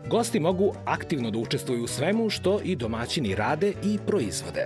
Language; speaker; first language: Serbian; native; Serbian